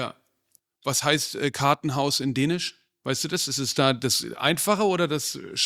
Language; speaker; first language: German; native; German